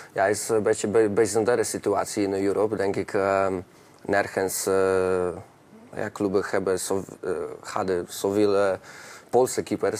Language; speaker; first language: Dutch; non-native, learner; Polish